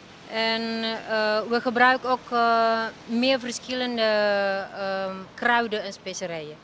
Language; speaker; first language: Dutch; non-native, learner; Indonesian